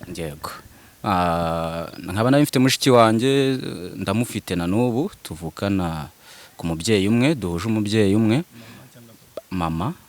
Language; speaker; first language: Kinyarwanda; early bilingual, other home language; Swahili